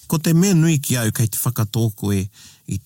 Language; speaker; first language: Māori; non-native, local second language; English